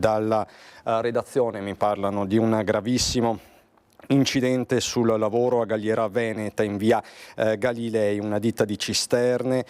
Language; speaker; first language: Italian; native; Italian